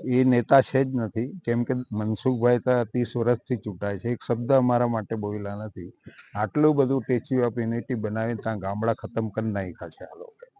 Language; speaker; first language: Gujarati; non-native, local second language; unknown